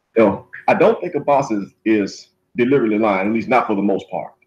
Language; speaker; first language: English; native; English